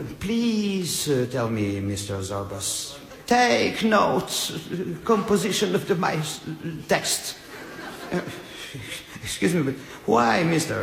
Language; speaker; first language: English; non-native, learner; Bulgarian